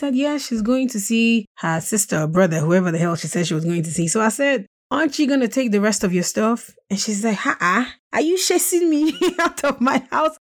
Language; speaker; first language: English; non-native, local second language; Russian